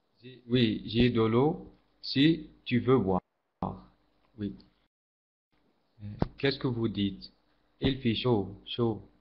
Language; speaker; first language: French; non-native, learner; Arabic